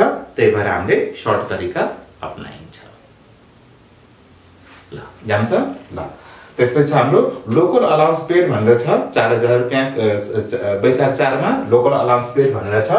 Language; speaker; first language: Nepali; native; Nepali